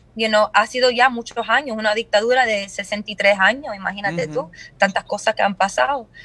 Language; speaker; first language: Spanish; early bilingual, heritage; Spanish